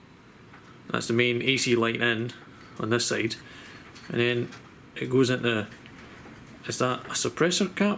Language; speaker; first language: English; native; English